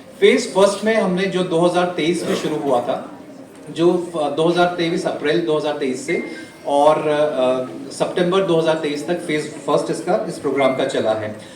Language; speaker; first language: Hindi; native; Hindi